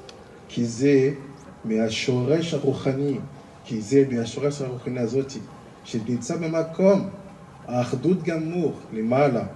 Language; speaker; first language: Hebrew; non-native, learner; French